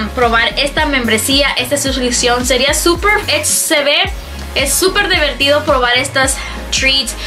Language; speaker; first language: Spanish; native; Spanish